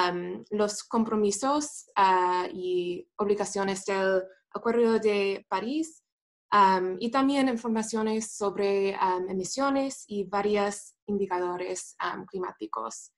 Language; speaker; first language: Spanish; non-native, fluent; English